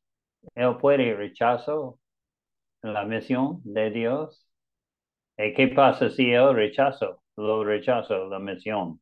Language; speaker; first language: Spanish; non-native, learner; English